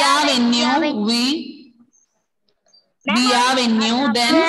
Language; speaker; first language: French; non-native, fluent; Malayalam